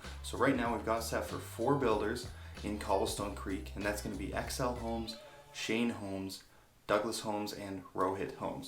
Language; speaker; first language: English; native; English